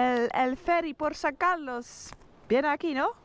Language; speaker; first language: Spanish; non-native, learner; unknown